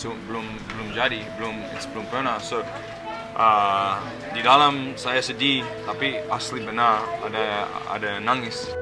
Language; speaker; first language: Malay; non-native, learner; English